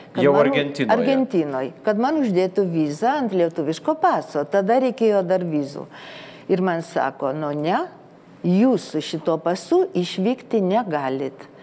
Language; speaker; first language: Lithuanian; early bilingual, heritage; Lithuanian